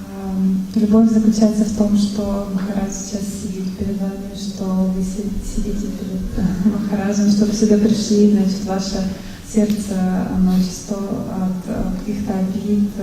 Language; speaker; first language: Russian; native; Russian